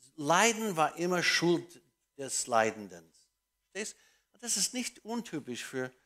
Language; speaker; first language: German; non-native, fluent; English